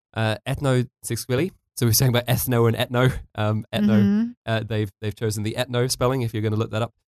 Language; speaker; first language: English; native; English